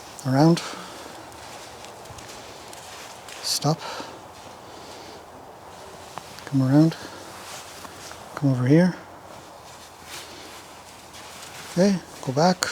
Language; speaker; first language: English; native; English